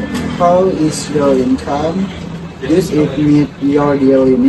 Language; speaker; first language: English; non-native, learner; Indonesian